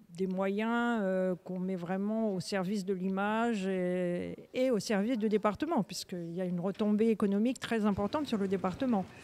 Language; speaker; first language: French; native; French